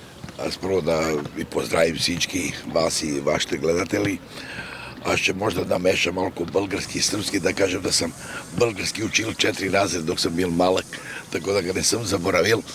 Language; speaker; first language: Bulgarian; non-native, learner; Serbian